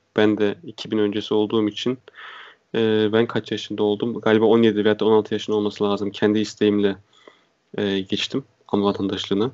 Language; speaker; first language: Turkish; native; Turkish